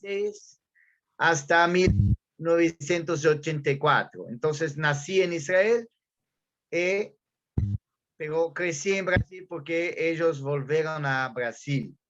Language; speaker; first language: Spanish; non-native, fluent; Portuguese